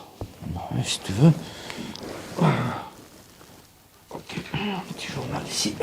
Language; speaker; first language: French; native; French